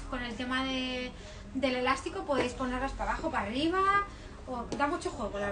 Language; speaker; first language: Spanish; native; Spanish